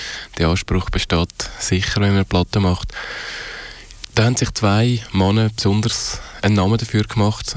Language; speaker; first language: German; native; German